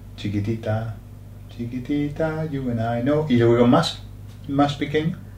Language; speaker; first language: Spanish; non-native, learner; English